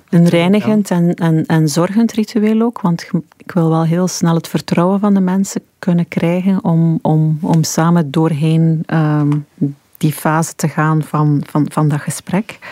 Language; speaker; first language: Dutch; native; Dutch